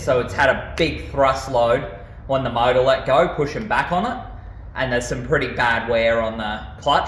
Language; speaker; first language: English; native; English